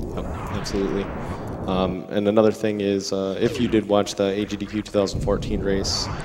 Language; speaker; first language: English; native; English